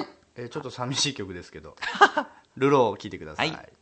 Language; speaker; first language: Japanese; native; Japanese